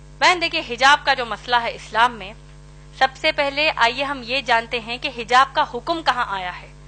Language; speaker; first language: Urdu; native; Urdu